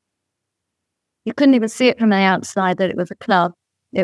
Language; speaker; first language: English; native; English